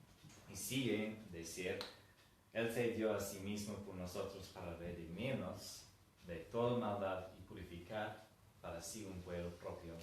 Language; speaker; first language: Spanish; non-native, fluent; English